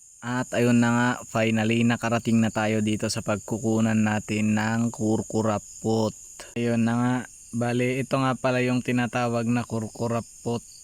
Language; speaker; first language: Filipino; non-native, local second language; Iloko